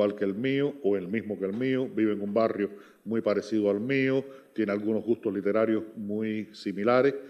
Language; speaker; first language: Spanish; native; Spanish